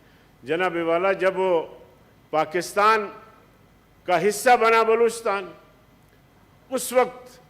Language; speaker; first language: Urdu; non-native, local second language; Brahui